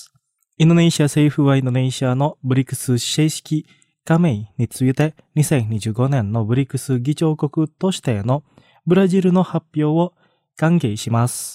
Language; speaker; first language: Japanese; non-native, fluent; Indonesian